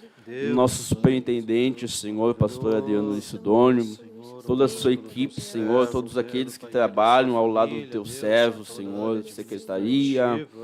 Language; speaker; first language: Portuguese; native; Portuguese